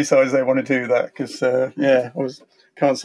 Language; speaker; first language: English; native; English